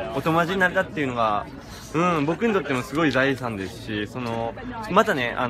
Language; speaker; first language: Japanese; native; Japanese